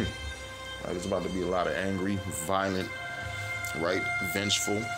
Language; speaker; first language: English; native; English